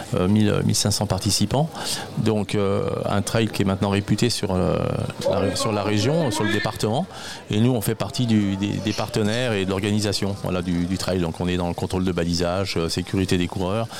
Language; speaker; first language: French; native; French